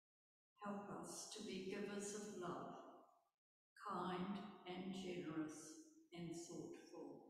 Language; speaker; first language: English; native; English